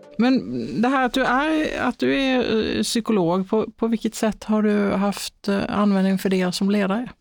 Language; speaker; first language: Swedish; native; Swedish